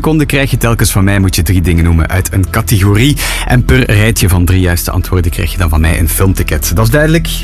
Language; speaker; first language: Dutch; native; Dutch